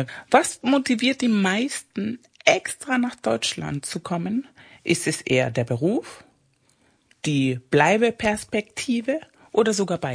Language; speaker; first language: German; non-native, fluent; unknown